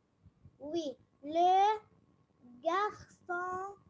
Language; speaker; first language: French; non-native, learner; Arabic